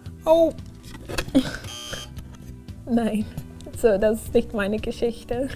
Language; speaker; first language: German; non-native, fluent; English